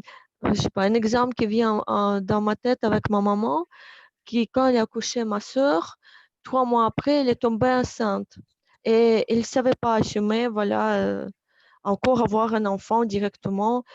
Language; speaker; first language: French; non-native, fluent; Russian